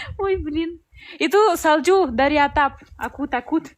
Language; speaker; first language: Indonesian; non-native, learner; Russian